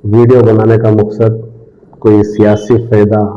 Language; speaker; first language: Hindi; non-native, local second language; Urdu